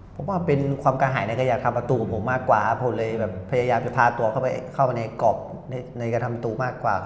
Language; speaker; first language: Thai; native; Thai